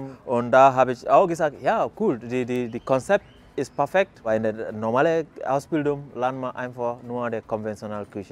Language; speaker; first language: German; non-native, fluent; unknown